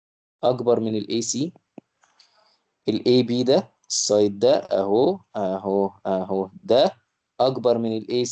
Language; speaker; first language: Arabic; native; Arabic